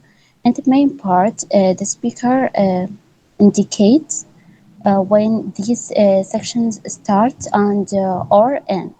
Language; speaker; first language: English; non-native, learner; Arabic